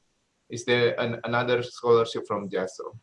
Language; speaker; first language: English; non-native, learner; Indonesian